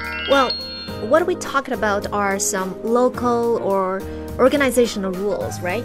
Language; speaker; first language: English; non-native, fluent; Chinese